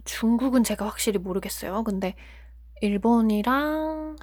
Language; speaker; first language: Korean; non-native, fluent; Japanese